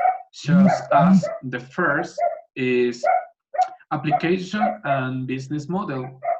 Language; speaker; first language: English; non-native, learner; Spanish